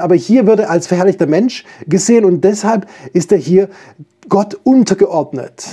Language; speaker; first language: German; native; German